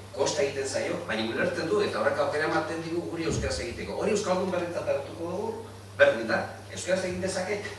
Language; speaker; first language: Basque; non-native, fluent; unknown